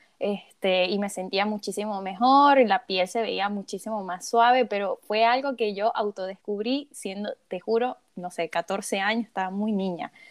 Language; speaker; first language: Spanish; native; Spanish